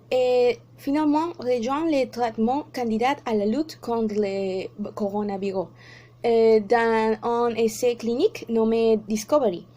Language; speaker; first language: French; non-native, learner; Spanish